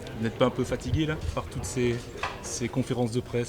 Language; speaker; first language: French; native; French